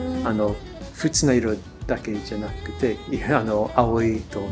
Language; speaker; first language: Japanese; non-native, learner; English